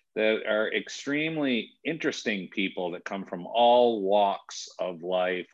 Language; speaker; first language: English; native; English